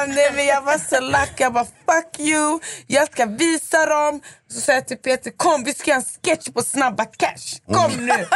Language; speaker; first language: Swedish; native; Swedish